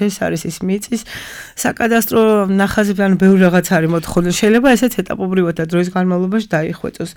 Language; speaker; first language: Georgian; native; Georgian